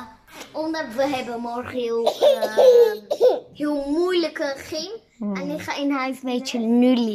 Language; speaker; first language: Dutch; early bilingual, other home language; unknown